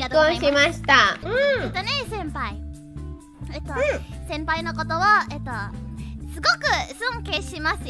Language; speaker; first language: Japanese; non-native, learner; Indonesian